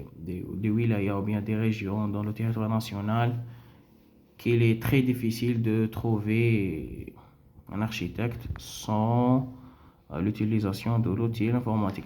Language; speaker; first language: French; non-native, local second language; Arabic